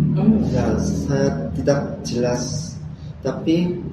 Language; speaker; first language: Indonesian; non-native, learner; Korean